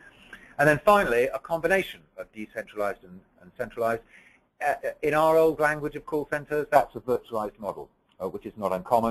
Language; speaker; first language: English; native; English